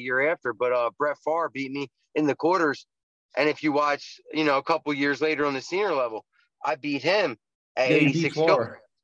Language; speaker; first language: English; native; English